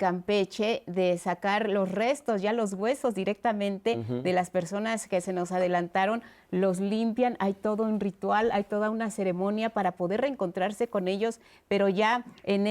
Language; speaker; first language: Spanish; native; Spanish